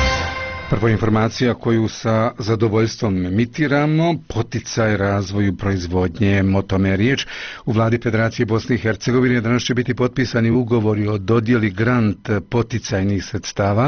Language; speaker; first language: Croatian; native; Croatian